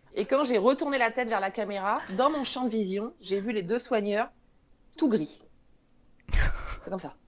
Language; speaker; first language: French; native; French